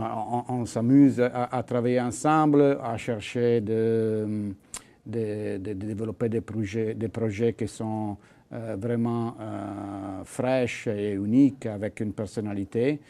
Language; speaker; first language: French; non-native, fluent; Italian